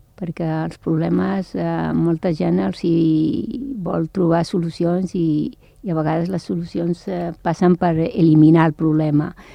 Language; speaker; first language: Catalan; early bilingual, other home language; Arabic